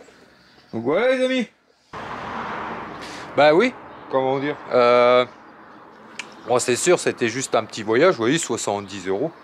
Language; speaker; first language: French; native; French